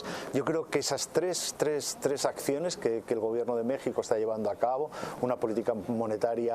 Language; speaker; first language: Spanish; native; Spanish